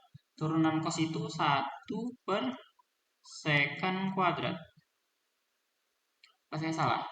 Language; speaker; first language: Indonesian; native; Indonesian